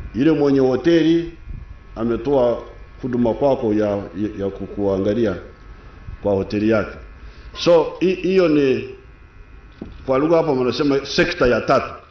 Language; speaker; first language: Swahili; non-native, local second language; Nyankole